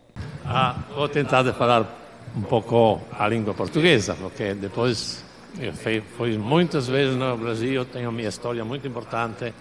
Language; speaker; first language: Portuguese; non-native, learner; Italian